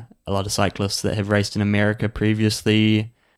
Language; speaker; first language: English; native; English